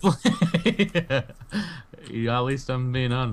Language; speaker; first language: English; native; English